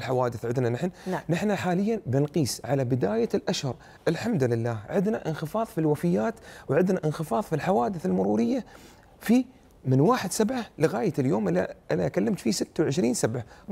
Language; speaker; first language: Arabic; native; Arabic